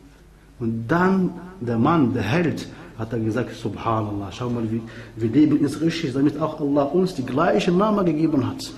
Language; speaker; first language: German; non-native, fluent; Arabic